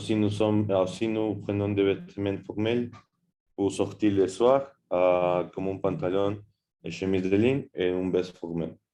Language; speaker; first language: French; non-native, learner; Spanish